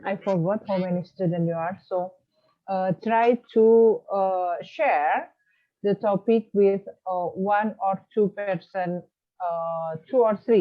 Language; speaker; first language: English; non-native, fluent; Indonesian